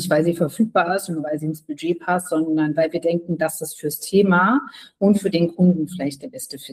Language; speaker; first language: German; native; German